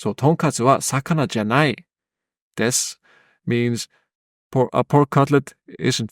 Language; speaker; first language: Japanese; non-native, fluent; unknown